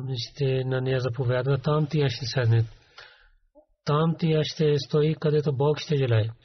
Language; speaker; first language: Bulgarian; non-native, learner; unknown